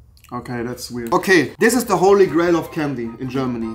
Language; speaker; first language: English; non-native, fluent; German